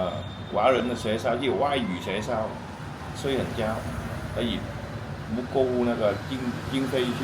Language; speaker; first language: Chinese; early bilingual, heritage; Min Nan Chinese